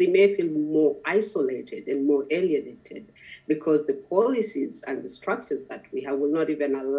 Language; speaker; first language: English; non-native, local second language; Masai